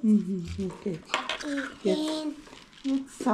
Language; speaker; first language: German; early bilingual, heritage; Bosnian